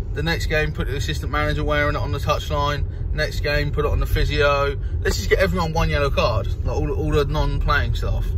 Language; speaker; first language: English; native; English